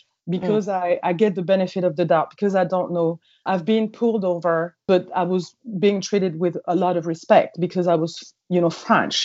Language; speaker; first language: English; non-native, fluent; French